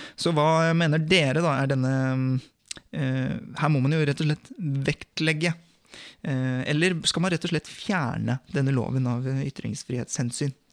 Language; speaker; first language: Norwegian; native; Norwegian